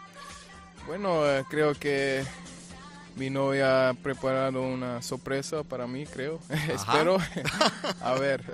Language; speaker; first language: Spanish; non-native, fluent; German